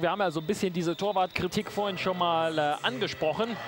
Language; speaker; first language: German; native; German